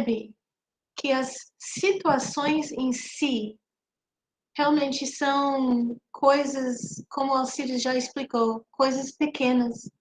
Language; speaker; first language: Portuguese; non-native, fluent; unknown